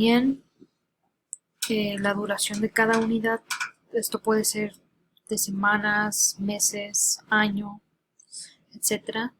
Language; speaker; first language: Spanish; early bilingual, heritage; Spanish